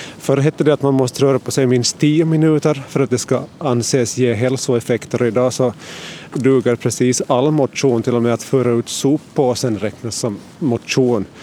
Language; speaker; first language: Swedish; native; Swedish